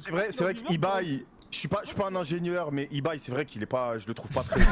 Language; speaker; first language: French; native; French